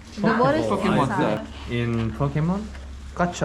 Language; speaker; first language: English; non-native, learner; Korean